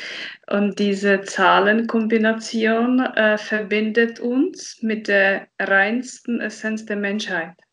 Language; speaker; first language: German; non-native, fluent; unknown